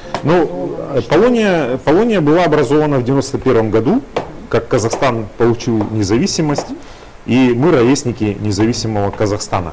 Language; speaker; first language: Russian; native; Russian